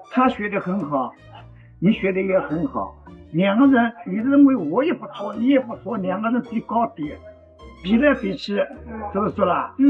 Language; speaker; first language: Chinese; non-native, local second language; Wu Chinese